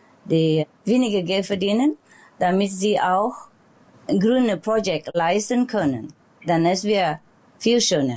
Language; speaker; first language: German; non-native, learner; Vietnamese